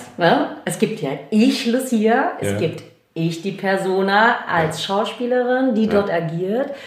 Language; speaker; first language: German; native; German